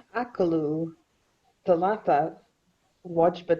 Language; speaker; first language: Arabic; non-native, learner; English